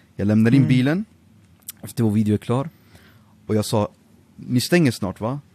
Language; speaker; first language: Swedish; early bilingual, other home language; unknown